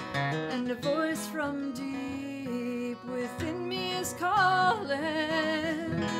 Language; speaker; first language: English; native; English